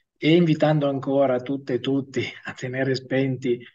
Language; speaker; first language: Italian; native; Italian